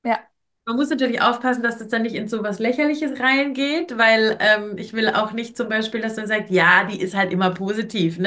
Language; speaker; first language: German; native; German